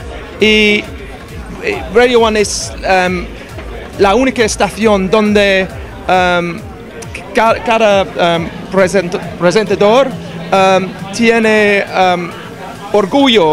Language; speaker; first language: Spanish; non-native, learner; English